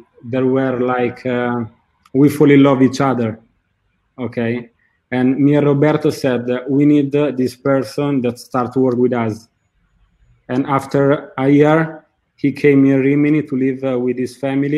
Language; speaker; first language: English; non-native, learner; Italian